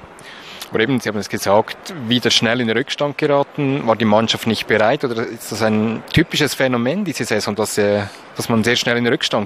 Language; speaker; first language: German; non-native, fluent; English